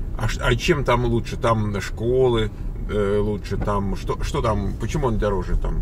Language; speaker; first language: Russian; native; Russian